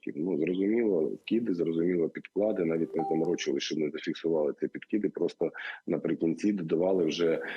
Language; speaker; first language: Ukrainian; non-native, local second language; Russian